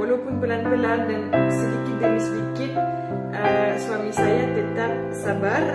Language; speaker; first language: Indonesian; non-native, fluent; French